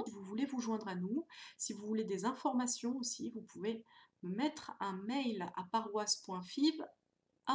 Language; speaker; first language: French; native; French